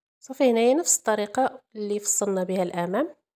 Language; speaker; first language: Arabic; native; Arabic